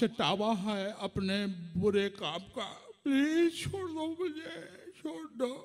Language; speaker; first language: Hindi; native; Hindi